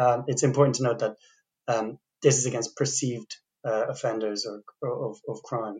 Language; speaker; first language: English; native; English